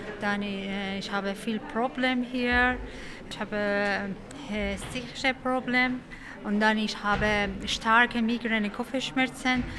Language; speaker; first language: German; non-native, learner; Persian